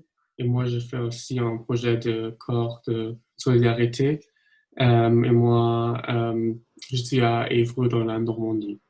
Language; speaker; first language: French; non-native, fluent; German